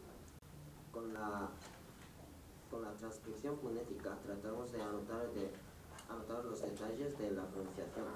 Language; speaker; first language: Spanish; non-native, learner; Korean